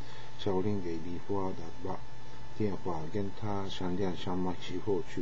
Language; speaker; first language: Chinese; non-native, learner; Japanese